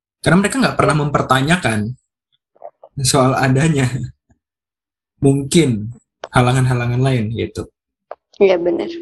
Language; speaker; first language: Indonesian; native; Indonesian